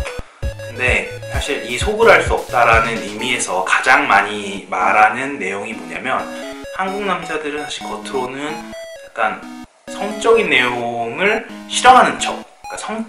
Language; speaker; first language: Korean; native; Korean